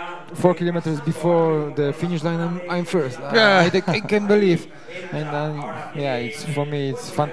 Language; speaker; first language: English; non-native, learner; Polish